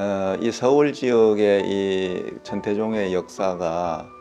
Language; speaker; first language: Korean; native; Korean